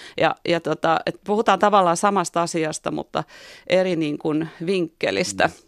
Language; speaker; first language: Finnish; native; Finnish